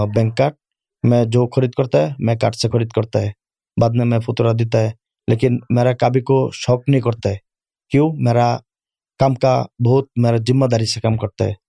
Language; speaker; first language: Urdu; non-native, fluent; Bangla